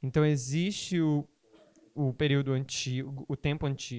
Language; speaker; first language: Portuguese; native; Portuguese